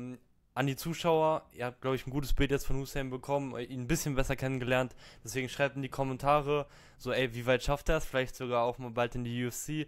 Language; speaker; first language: German; native; German